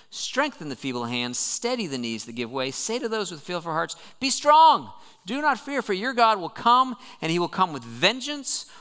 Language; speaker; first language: English; native; English